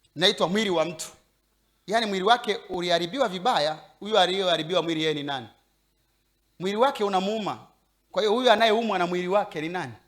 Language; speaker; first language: Swahili; native; Swahili